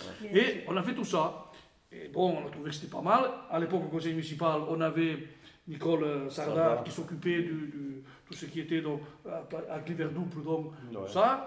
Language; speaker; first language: French; native; French